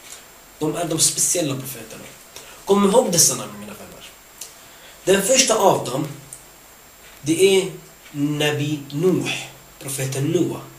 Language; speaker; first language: Swedish; early bilingual, other home language; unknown